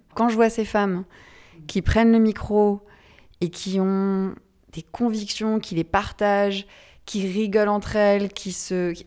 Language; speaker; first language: French; native; French